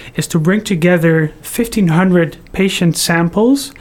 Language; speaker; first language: English; non-native, fluent; Dutch